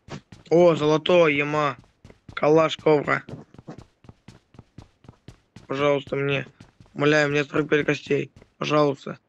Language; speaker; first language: Russian; native; Russian